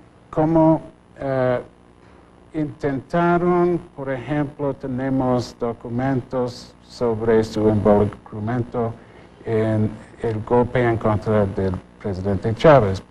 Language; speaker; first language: Spanish; non-native, fluent; English